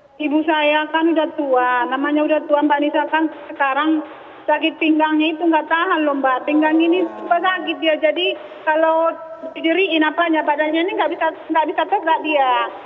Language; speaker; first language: Indonesian; native; Indonesian